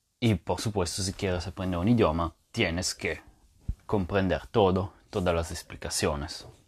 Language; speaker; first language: Spanish; non-native, fluent; Italian